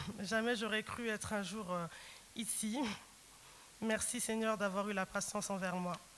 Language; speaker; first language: French; early bilingual, other home language; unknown